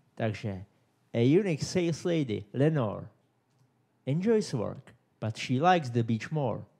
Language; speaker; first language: English; non-native, fluent; Czech